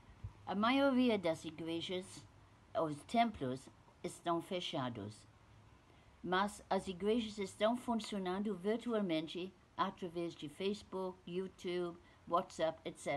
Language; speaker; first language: Portuguese; non-native, fluent; English